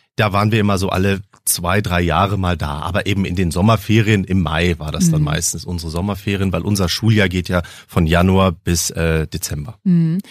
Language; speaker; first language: German; early bilingual, heritage; German